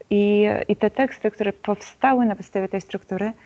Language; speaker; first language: Polish; non-native, fluent; Belarusian